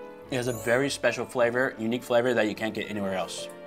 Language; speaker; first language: English; native; English